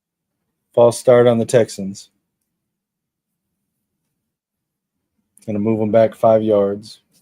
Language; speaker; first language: English; native; English